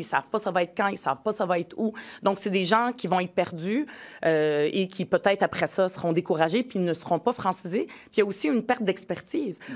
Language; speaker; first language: French; early bilingual, other home language; Arabic